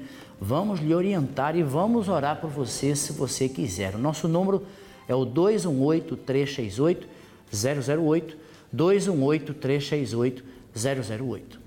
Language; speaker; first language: Portuguese; native; Portuguese